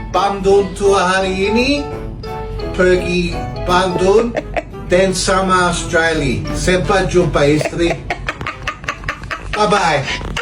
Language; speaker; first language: Indonesian; non-native, learner; English